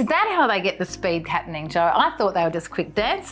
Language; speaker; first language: English; native; English